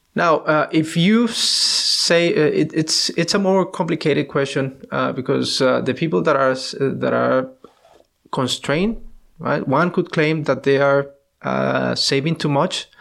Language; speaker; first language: English; non-native, fluent; Spanish